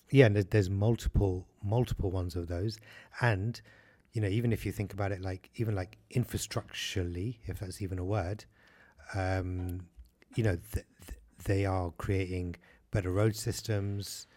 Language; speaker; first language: English; early bilingual, other home language; Hindi